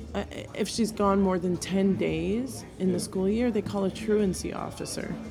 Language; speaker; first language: English; native; English